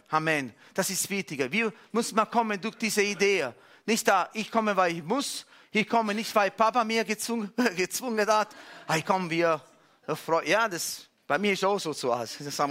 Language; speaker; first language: German; non-native, fluent; Italian